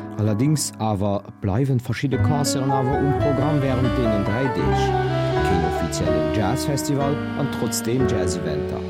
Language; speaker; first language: German; non-native, local second language; Luxembourgish